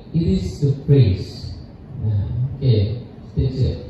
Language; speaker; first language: English; non-native, learner; Indonesian